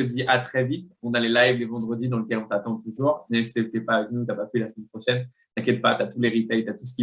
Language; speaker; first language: French; native; French